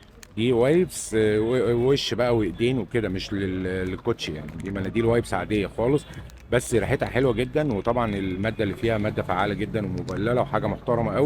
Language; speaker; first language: Arabic; native; Arabic